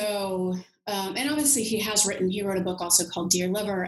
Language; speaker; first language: English; native; English